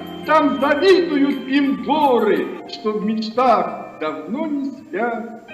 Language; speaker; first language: Russian; native; Russian